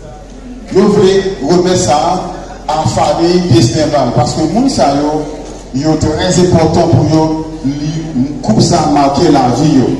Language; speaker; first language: French; non-native, local second language; Haitian Creole